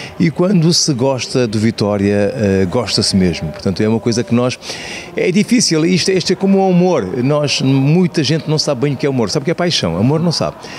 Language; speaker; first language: Portuguese; native; Portuguese